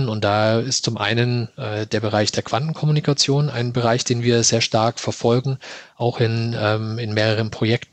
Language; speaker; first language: German; native; German